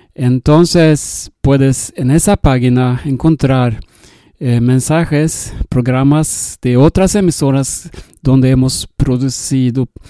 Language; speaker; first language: Spanish; non-native, learner; Swedish